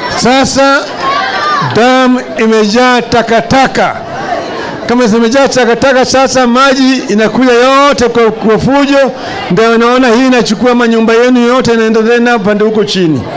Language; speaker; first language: Swahili; non-native, local second language; Luo (Kenya and Tanzania)